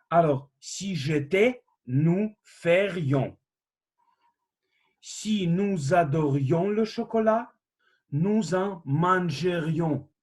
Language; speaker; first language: French; non-native, fluent; Russian